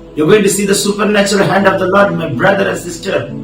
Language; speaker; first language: English; non-native, local second language; Tamil